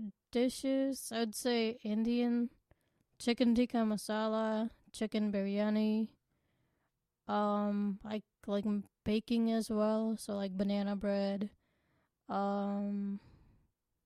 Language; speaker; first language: English; non-native, local second language; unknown